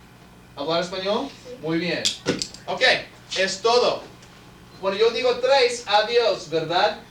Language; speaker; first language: Spanish; non-native, fluent; English